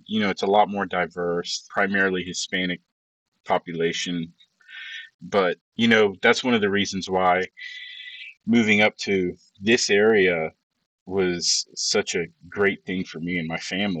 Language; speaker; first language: English; early bilingual, other home language; Spanish